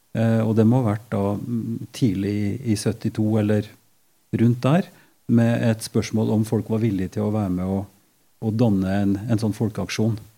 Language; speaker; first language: Norwegian; native; Norwegian